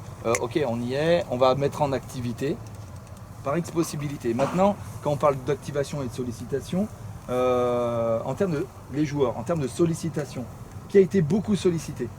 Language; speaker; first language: French; native; French